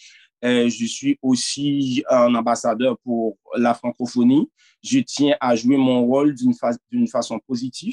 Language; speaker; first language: French; non-native, local second language; Haitian Creole